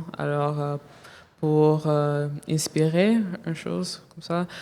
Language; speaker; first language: French; non-native, local second language; English